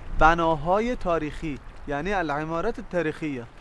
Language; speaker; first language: Persian; native; Persian